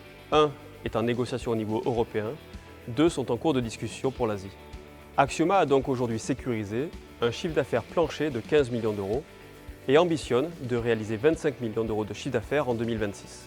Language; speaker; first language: French; native; French